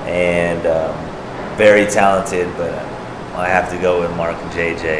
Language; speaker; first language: English; native; English